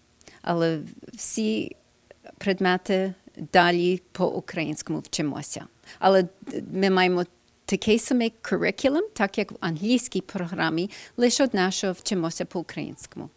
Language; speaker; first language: Ukrainian; early bilingual, heritage; Ukrainian